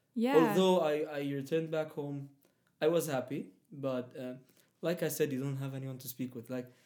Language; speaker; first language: English; non-native, fluent; Arabic